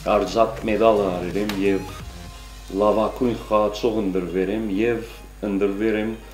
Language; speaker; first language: Armenian; early bilingual, heritage; Armenian